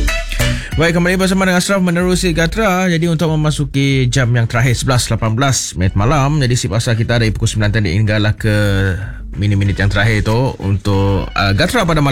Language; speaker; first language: Malay; native; Malay